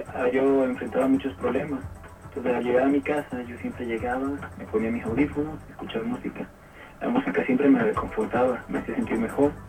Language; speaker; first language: Spanish; native; Spanish